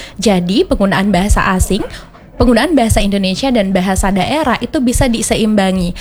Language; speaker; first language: Indonesian; non-native, local second language; Sasak